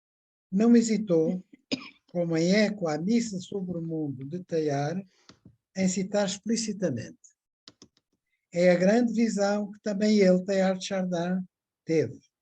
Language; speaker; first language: Portuguese; native; Portuguese